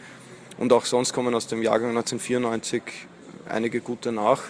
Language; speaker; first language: German; native; German